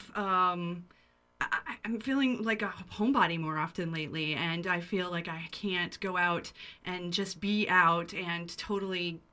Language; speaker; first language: English; native; English